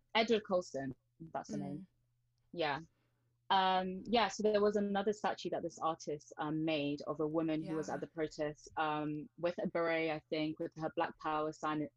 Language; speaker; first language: English; native; English